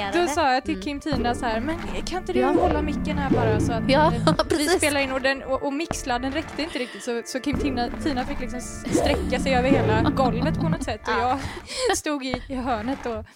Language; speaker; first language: Swedish; native; Swedish